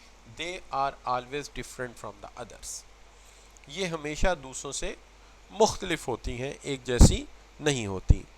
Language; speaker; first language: Urdu; native; Urdu